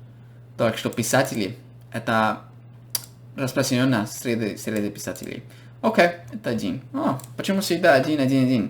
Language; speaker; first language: Russian; non-native, fluent; English